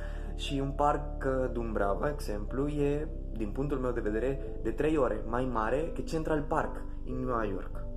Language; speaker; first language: Romanian; non-native, learner; Spanish